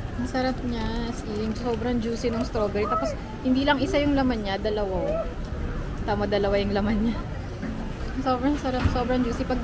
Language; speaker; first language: Filipino; native; Filipino